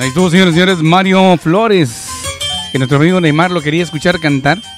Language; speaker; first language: Spanish; native; Spanish